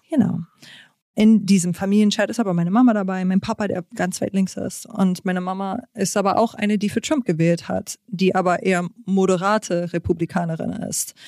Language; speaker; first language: German; non-native, fluent; English